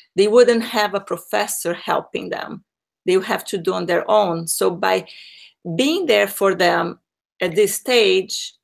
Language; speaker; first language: English; non-native, fluent; Portuguese